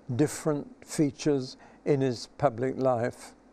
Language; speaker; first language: English; native; English